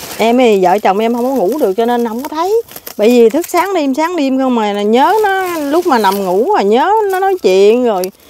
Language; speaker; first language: Vietnamese; native; Vietnamese